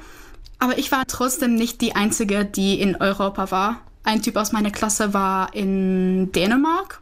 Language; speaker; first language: German; non-native, fluent; Czech